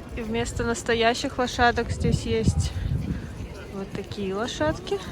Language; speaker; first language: Russian; native; Russian